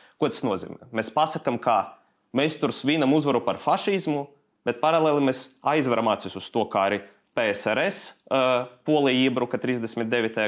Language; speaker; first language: Latvian; non-native, local second language; Russian